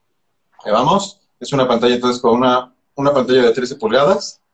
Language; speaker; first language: Spanish; native; Spanish